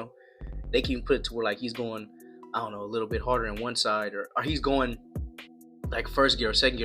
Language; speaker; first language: English; native; English